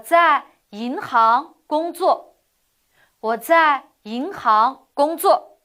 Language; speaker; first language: Chinese; non-native, fluent; Uyghur